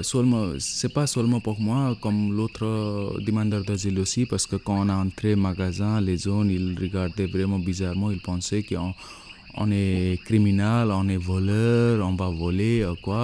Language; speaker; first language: French; non-native, learner; Nepali